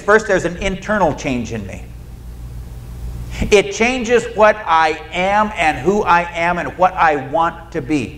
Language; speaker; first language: English; native; English